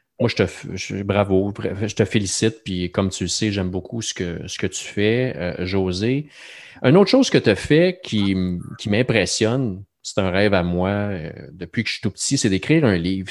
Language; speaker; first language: French; native; French